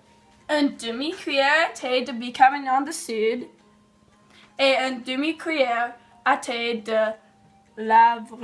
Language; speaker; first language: French; non-native, learner; English